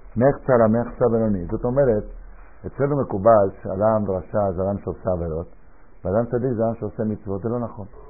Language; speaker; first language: Hebrew; non-native, fluent; Spanish